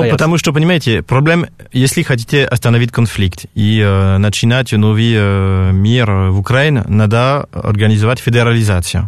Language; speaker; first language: Russian; non-native, fluent; French